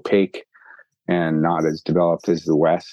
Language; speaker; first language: English; native; English